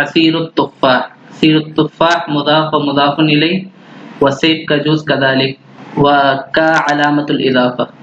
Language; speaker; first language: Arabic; non-native, fluent; Urdu